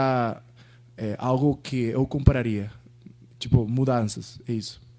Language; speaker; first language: Portuguese; non-native, fluent; Spanish